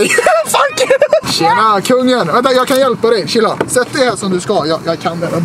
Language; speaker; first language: Swedish; native; Swedish